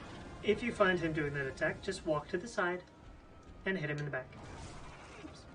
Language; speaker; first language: English; native; English